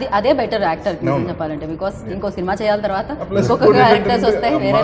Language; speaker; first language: Telugu; native; Telugu